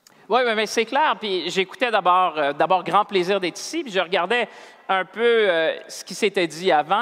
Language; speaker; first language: French; native; French